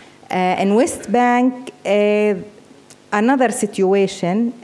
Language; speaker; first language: English; non-native, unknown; Arabic